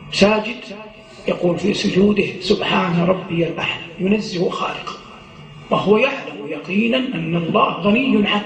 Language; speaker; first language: Arabic; native; Arabic